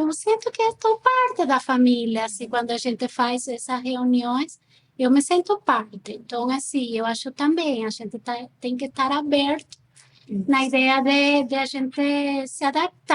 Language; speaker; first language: Portuguese; non-native, fluent; Spanish